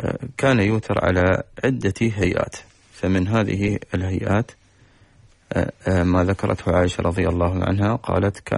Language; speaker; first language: Arabic; native; Arabic